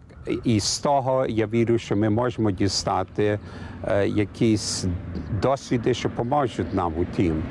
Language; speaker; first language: Ukrainian; early bilingual, heritage; English